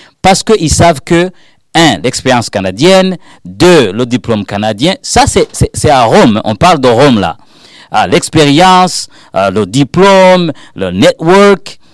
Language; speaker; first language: French; non-native, local second language; Rundi